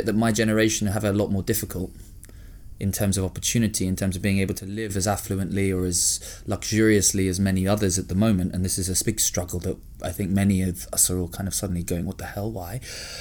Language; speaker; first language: English; native; English